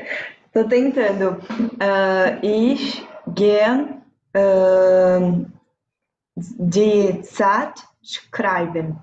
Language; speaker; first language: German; non-native, learner; Portuguese